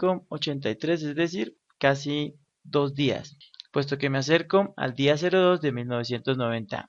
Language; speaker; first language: Spanish; native; Spanish